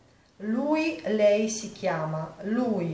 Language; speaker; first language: Italian; non-native, fluent; Polish